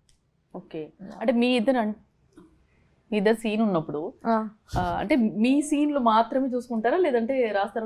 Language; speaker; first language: Telugu; native; Telugu